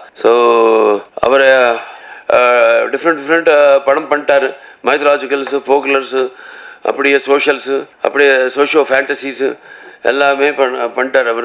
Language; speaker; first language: Tamil; non-native, local second language; Telugu